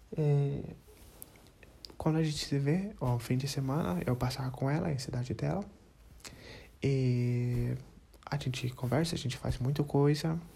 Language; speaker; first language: Portuguese; non-native, learner; English